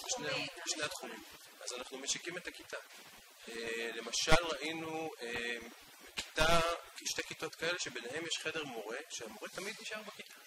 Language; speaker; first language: Hebrew; native; Hebrew